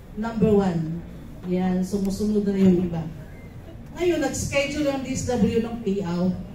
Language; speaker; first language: Filipino; non-native, local second language; Cebuano